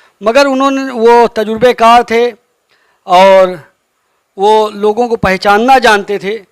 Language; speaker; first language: Urdu; native; Urdu